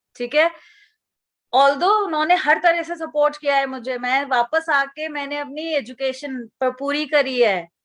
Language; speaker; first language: Hindi; native; Hindi